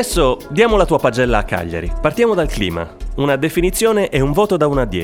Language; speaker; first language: Italian; native; Italian